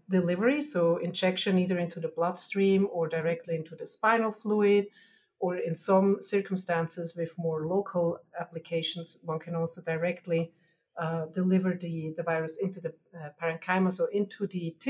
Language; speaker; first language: English; non-native, fluent; German